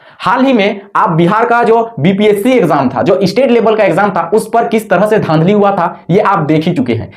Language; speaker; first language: Hindi; native; Hindi